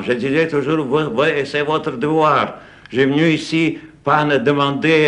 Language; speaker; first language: French; non-native, fluent; Russian